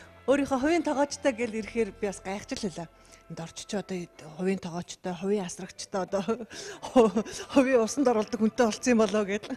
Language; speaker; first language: Mongolian; native; Mongolian